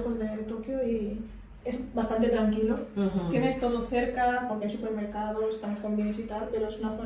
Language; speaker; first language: Spanish; native; Spanish